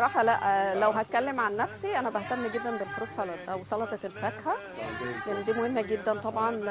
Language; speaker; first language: Arabic; native; Arabic